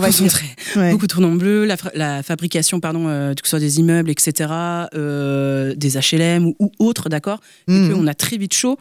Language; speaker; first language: French; native; French